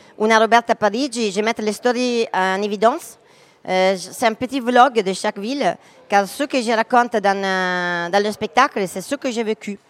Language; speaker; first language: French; non-native, fluent; Italian